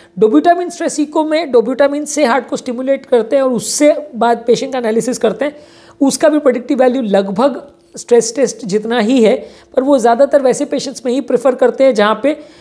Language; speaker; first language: Hindi; native; Hindi